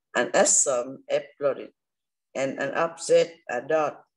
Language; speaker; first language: English; non-native, learner; Vietnamese